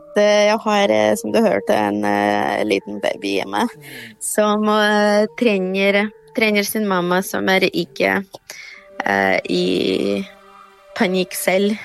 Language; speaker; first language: Norwegian; non-native, fluent; Ukrainian